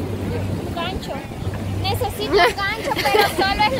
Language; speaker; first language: Spanish; native; Spanish